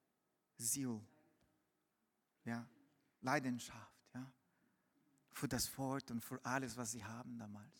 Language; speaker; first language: German; non-native, fluent; Portuguese